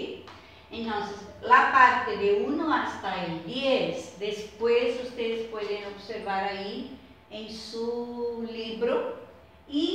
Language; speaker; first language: Spanish; non-native, fluent; Portuguese